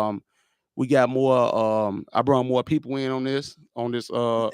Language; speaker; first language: English; native; English